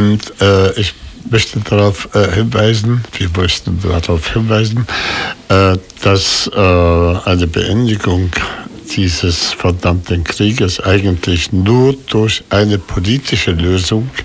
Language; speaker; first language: German; non-native, fluent; Arabic